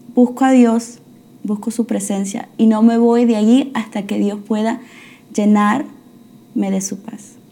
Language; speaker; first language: Spanish; early bilingual, heritage; Spanish